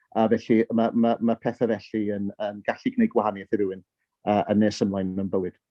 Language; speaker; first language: Welsh; early bilingual, heritage; Welsh